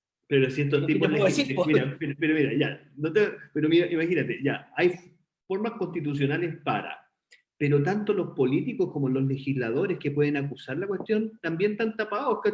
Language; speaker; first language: Spanish; native; Spanish